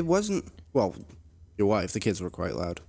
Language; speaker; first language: English; native; English